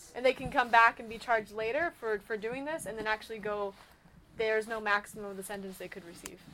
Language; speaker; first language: English; native; English